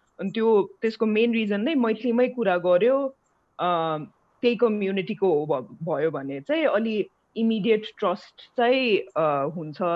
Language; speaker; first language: Nepali; non-native, local second language; Maithili